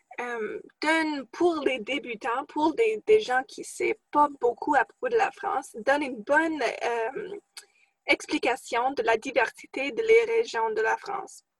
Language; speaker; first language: French; non-native, fluent; English